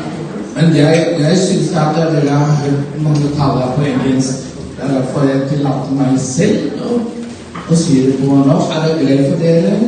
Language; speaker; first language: Norwegian; non-native, fluent; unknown